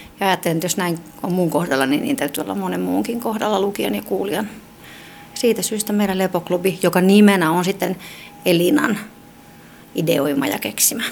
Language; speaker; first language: Finnish; native; Finnish